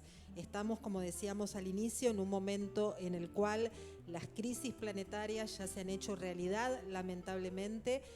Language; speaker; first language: Spanish; native; Spanish